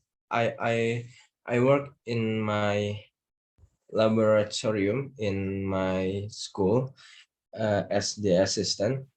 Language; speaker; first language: English; non-native, learner; Indonesian